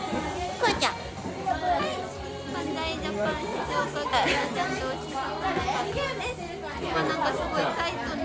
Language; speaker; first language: Japanese; native; Japanese